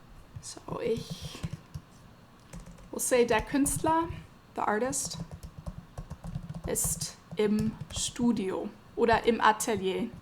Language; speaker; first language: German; non-native, fluent; English